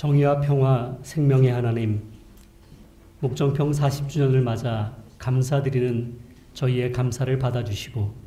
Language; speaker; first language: Korean; native; Korean